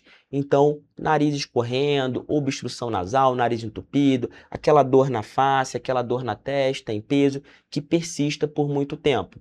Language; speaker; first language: Portuguese; native; Portuguese